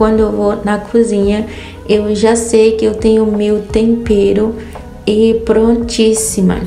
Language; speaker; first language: Portuguese; non-native, fluent; Haitian Creole